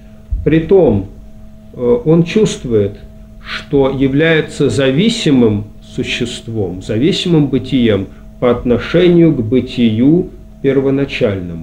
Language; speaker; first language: Russian; native; Russian